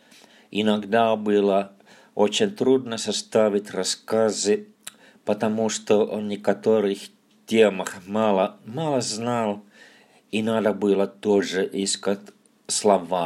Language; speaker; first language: Russian; non-native, fluent; Finnish